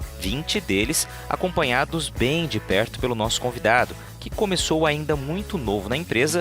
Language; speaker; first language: Portuguese; native; Portuguese